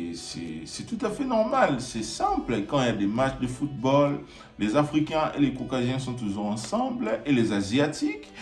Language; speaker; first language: French; non-native, local second language; Lingala